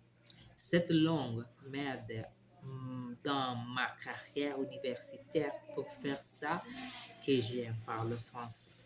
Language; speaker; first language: French; non-native, learner; Spanish